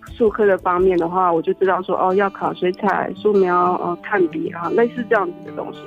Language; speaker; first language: Chinese; non-native, local second language; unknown